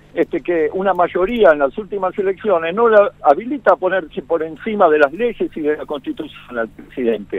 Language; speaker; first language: Spanish; native; Spanish